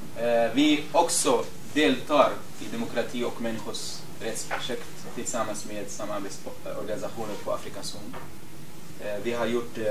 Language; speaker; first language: Swedish; non-native, fluent; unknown